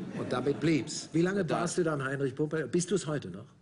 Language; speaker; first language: German; native; German